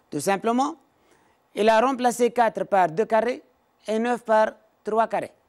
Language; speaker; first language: French; non-native, local second language; Arabic